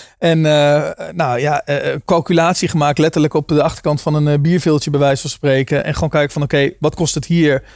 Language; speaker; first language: Dutch; native; Dutch